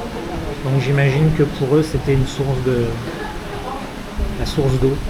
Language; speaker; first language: French; native; French